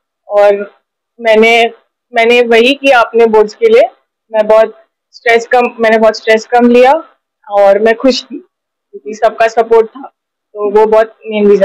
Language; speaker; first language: Hindi; native; Hindi